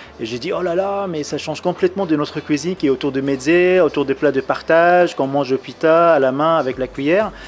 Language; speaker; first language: French; non-native, fluent; Arabic